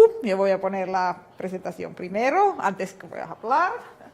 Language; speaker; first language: Spanish; non-native, fluent; Finnish